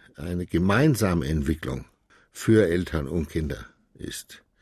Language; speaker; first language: German; non-native, fluent; Danish